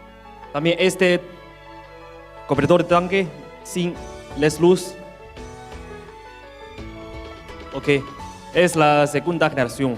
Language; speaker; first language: Spanish; non-native, learner; Chinese